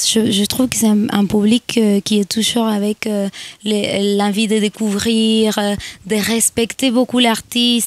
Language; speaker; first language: French; non-native, fluent; Spanish